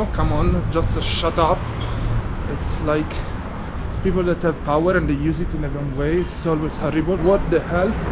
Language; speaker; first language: English; non-native, fluent; Italian